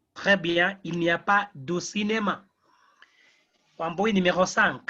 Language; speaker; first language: French; non-native, fluent; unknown